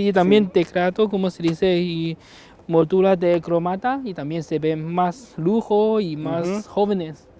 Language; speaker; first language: Spanish; non-native, learner; Chinese